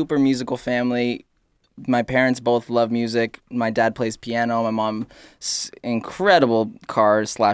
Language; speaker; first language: English; native; English